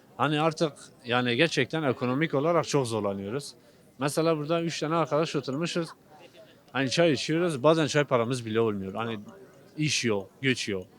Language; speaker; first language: Turkish; non-native, local second language; Kurdish